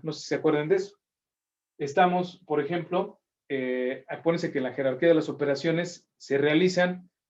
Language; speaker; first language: Spanish; native; Spanish